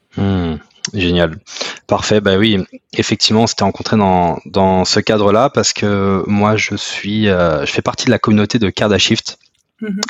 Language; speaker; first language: French; native; French